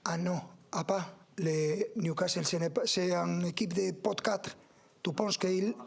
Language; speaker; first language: French; non-native, learner; Spanish